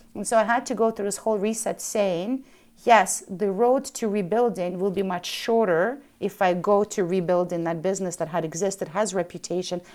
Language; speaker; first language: English; early bilingual, other home language; Ukrainian